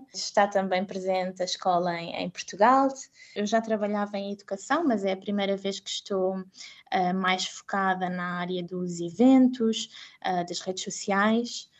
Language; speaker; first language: Portuguese; native; Portuguese